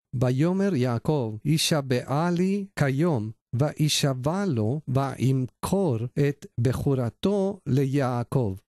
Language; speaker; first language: Hebrew; non-native, learner; Spanish